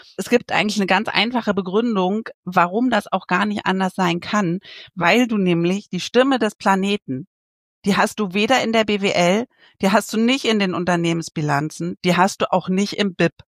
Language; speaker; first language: German; native; German